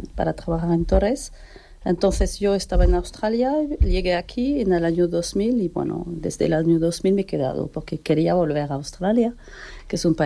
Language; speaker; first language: Spanish; non-native, fluent; French